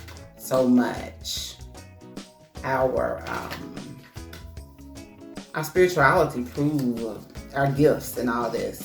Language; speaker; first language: English; native; English